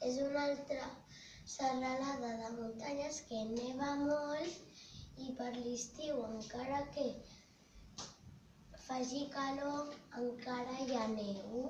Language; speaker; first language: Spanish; non-native, local second language; Catalan